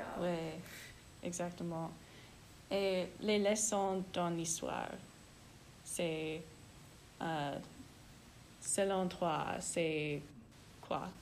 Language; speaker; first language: French; non-native, learner; English